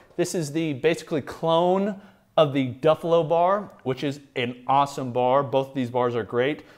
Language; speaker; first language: English; native; English